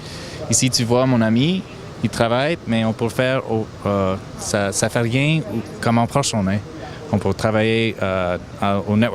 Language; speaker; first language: French; non-native, fluent; English